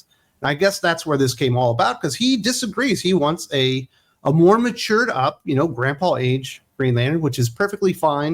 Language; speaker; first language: English; native; English